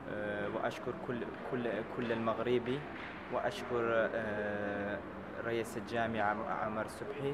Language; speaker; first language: Arabic; non-native, learner; Turkish